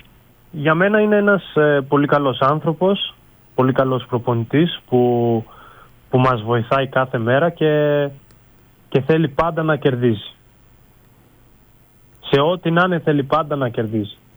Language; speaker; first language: Greek; non-native, fluent; Bulgarian